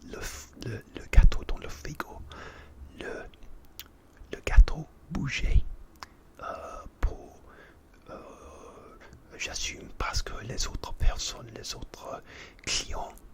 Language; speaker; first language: French; non-native, learner; English